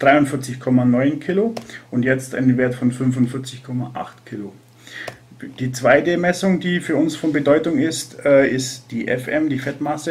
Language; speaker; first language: German; native; German